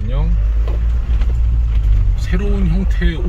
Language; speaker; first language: Korean; native; Korean